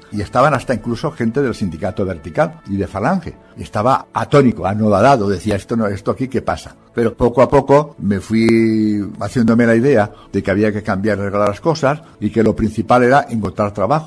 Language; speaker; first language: Spanish; native; Spanish